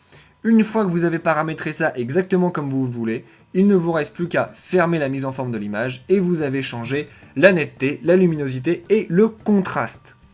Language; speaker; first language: French; native; French